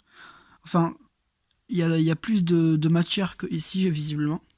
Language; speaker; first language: French; native; French